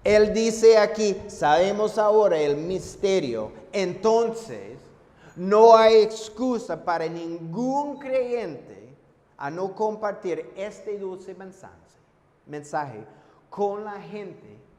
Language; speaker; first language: Spanish; non-native, fluent; English